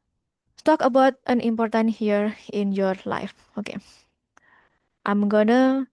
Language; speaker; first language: English; non-native, fluent; Indonesian